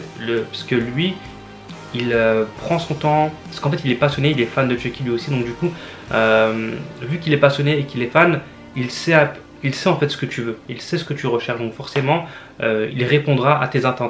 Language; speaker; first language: French; native; French